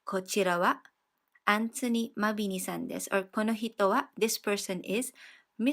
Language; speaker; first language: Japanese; non-native, fluent; Filipino